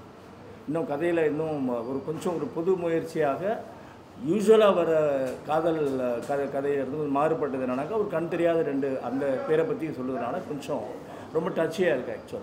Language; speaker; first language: Tamil; native; Tamil